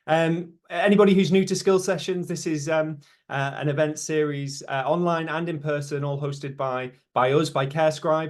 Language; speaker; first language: English; native; English